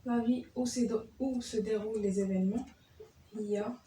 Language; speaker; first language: French; non-native, local second language; Arabic